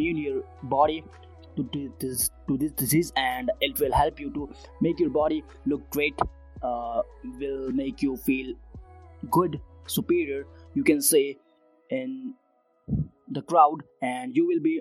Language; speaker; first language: English; non-native, local second language; Hindi